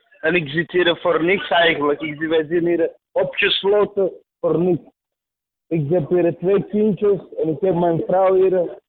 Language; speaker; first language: Dutch; early bilingual, other home language; Serbian